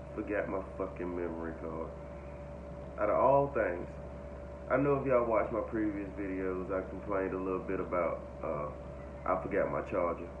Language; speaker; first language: English; native; English